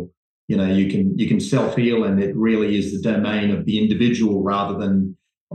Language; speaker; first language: English; native; English